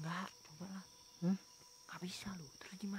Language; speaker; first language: Indonesian; native; Indonesian